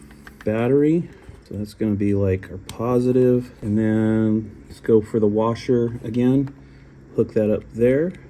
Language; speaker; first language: English; native; English